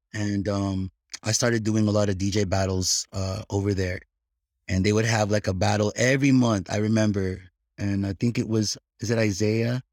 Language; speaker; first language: English; early bilingual, other home language; Filipino